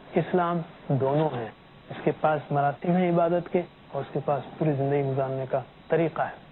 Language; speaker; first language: Urdu; native; Urdu